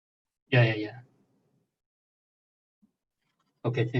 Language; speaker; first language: English; non-native, fluent; Chinese